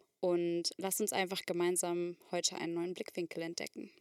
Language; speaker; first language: German; native; German